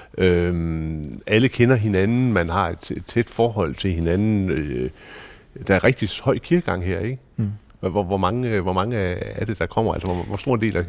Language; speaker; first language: Danish; native; Danish